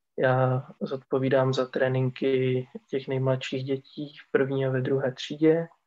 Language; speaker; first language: Czech; non-native, local second language; Romany